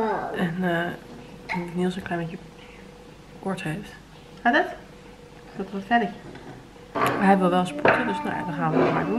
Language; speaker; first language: Dutch; native; Dutch